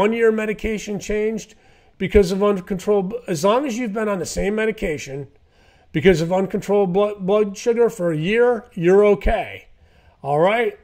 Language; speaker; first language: English; native; English